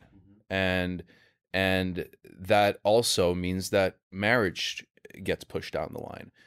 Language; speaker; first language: English; non-native, fluent; Swedish